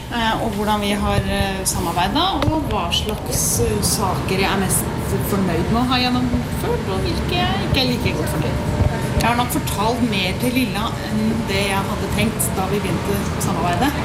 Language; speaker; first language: Norwegian; native; Norwegian